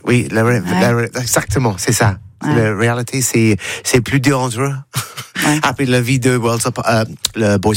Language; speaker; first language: French; non-native, learner; English